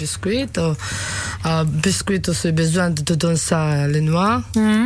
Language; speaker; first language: French; non-native, learner; Georgian